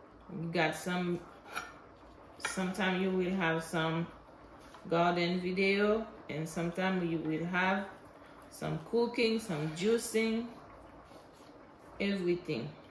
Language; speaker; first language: English; non-native, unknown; Haitian Creole